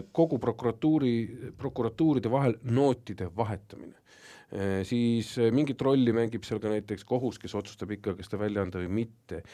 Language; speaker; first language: Estonian; native; Estonian